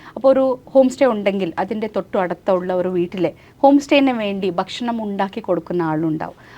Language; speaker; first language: Malayalam; non-native, local second language; Kannada